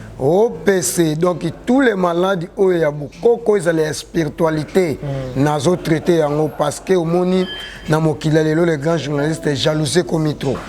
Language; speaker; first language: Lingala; non-native, local second language; Kongo